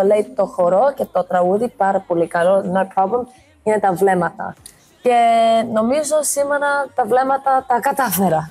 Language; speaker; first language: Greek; early bilingual, heritage; English